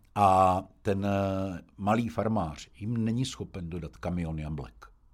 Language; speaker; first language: Czech; native; Czech